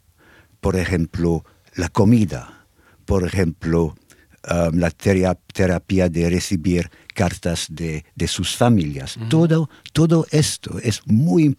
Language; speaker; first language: Spanish; non-native, fluent; English